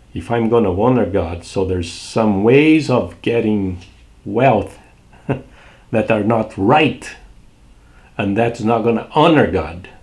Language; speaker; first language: English; non-native, fluent; Portuguese